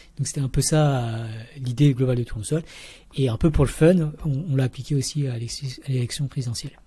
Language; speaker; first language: French; early bilingual, other home language; Vietnamese